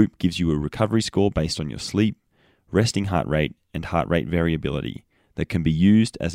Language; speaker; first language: English; native; English